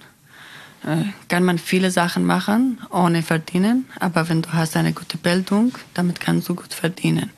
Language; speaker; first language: German; non-native, learner; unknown